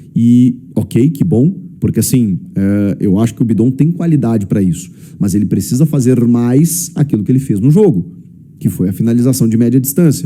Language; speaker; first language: Portuguese; native; Portuguese